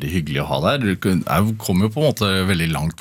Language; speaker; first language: Norwegian; native; Norwegian